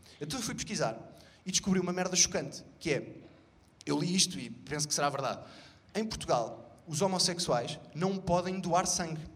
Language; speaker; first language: Portuguese; native; Portuguese